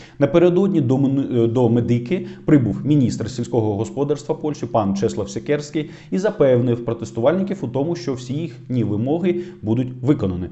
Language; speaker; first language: Ukrainian; non-native, local second language; Russian